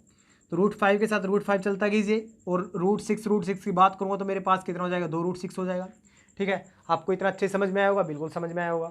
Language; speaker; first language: Hindi; native; Hindi